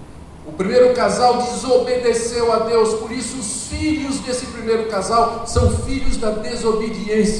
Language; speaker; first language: Portuguese; native; Portuguese